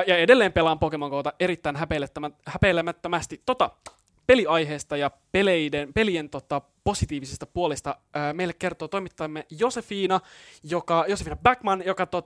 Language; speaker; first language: Finnish; native; Finnish